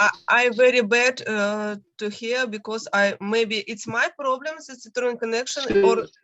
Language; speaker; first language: English; non-native, learner; Russian